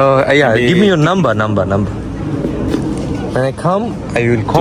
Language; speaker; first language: English; non-native, learner; Bangla